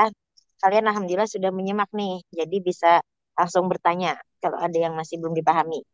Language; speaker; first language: Indonesian; native; Indonesian